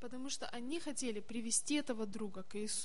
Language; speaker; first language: Russian; native; Russian